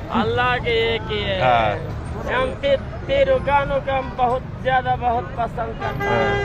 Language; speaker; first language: Hindi; non-native, learner; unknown